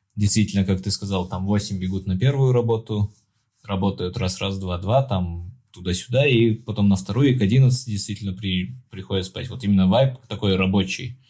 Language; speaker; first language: Russian; non-native, local second language; Tajik